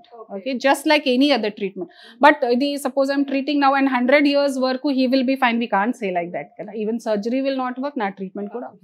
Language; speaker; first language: Telugu; non-native, fluent; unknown